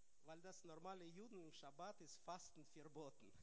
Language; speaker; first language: German; non-native, learner; Russian